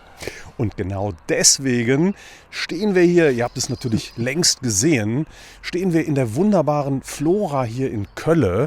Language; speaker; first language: German; native; German